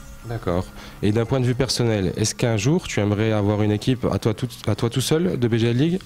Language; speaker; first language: French; native; French